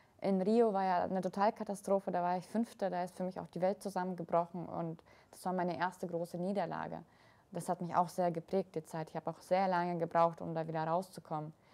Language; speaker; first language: German; early bilingual, other home language; Russian